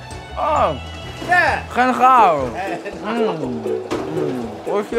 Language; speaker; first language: Chinese; non-native, learner; French